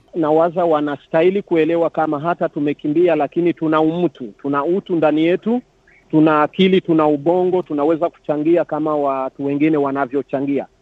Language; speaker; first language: Swahili; non-native, local second language; Kinyarwanda